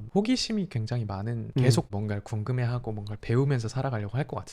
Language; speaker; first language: Korean; native; Korean